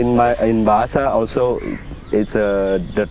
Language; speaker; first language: English; non-native, fluent; Indonesian